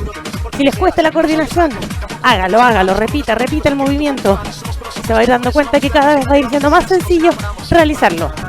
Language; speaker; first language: Spanish; native; Spanish